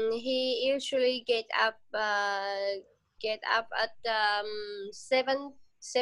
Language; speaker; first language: English; non-native, learner; Vietnamese